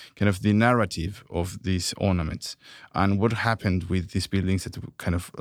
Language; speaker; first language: English; non-native, fluent; Spanish